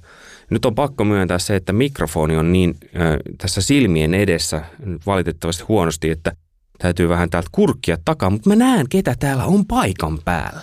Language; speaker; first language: Finnish; native; Finnish